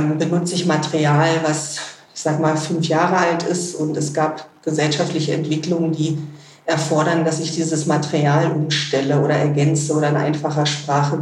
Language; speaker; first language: German; native; German